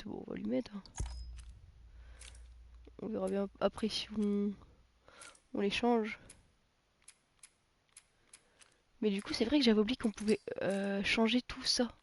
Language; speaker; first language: French; native; French